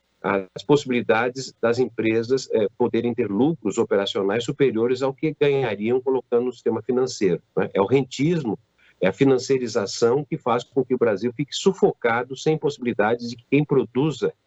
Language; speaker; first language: Portuguese; native; Portuguese